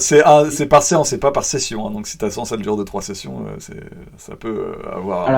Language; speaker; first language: French; native; French